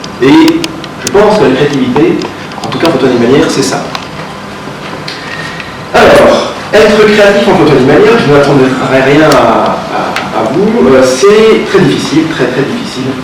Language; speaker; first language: French; native; French